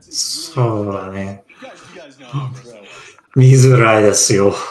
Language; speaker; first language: Japanese; non-native, learner; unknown